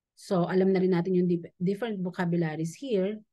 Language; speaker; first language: English; non-native, local second language; Filipino